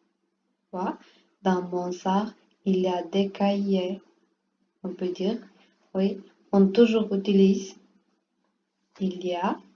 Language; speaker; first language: French; non-native, learner; Portuguese